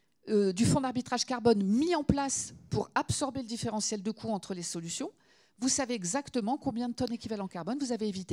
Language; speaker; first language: French; native; French